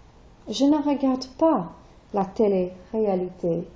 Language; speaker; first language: French; non-native, fluent; English